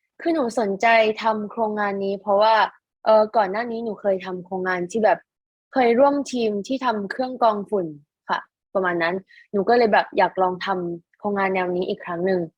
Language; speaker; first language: Thai; native; Thai